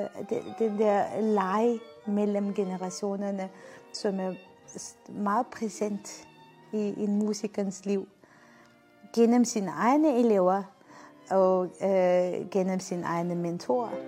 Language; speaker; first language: Danish; non-native, fluent; Armenian